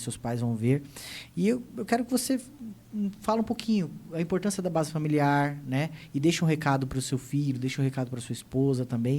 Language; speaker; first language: Portuguese; native; Portuguese